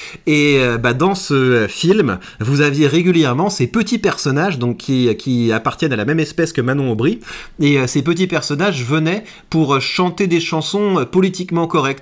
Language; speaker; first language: French; native; French